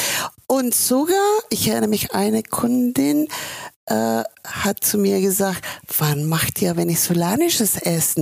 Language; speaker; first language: German; non-native, fluent; Spanish